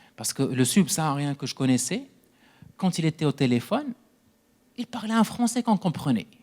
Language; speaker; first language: French; non-native, local second language; Arabic